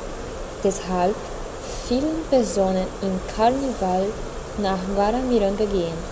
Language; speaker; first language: German; non-native, learner; Portuguese